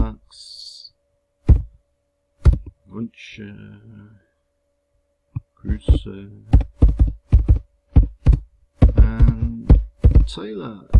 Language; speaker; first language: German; non-native, fluent; English